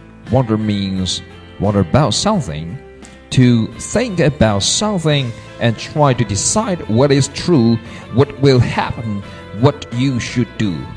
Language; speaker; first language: English; non-native, fluent; Chinese